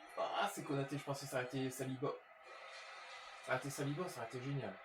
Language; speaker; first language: French; native; French